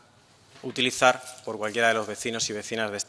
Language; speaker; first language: Spanish; native; Spanish